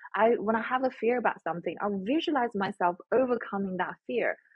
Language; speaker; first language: English; non-native, fluent; Chinese